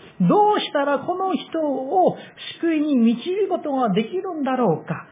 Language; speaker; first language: Japanese; non-native, fluent; Korean